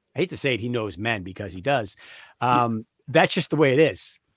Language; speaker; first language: English; native; English